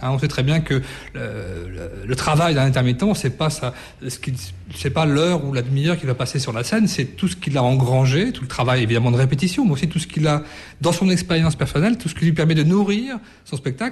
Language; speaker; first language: French; native; French